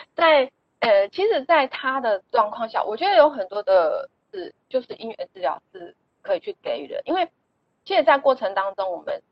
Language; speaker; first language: Chinese; native; Chinese